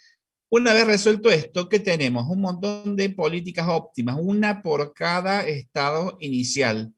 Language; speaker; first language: Spanish; native; Spanish